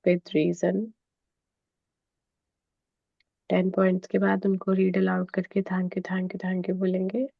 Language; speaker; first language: Hindi; native; Hindi